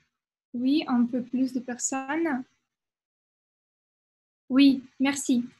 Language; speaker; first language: French; non-native, fluent; Russian